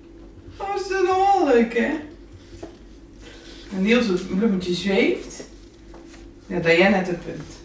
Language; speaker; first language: Dutch; native; Dutch